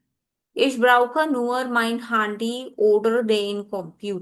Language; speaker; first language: German; non-native, fluent; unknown